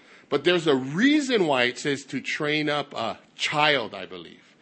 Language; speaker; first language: English; native; English